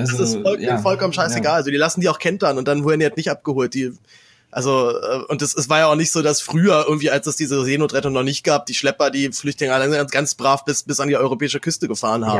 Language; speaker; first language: German; native; German